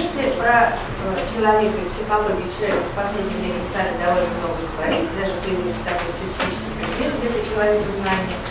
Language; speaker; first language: Russian; native; Russian